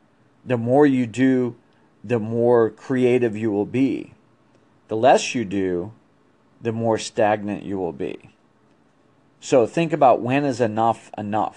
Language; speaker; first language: English; native; English